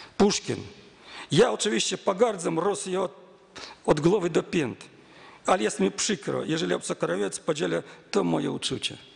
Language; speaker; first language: Polish; non-native, fluent; Russian